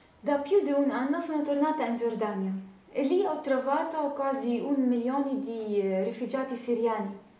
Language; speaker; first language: Italian; non-native, fluent; Arabic